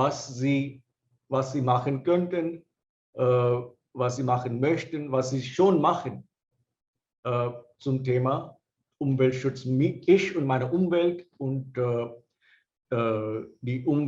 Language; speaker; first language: German; non-native, fluent; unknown